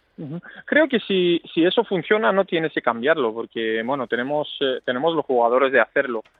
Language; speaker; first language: Spanish; non-native, fluent; Greek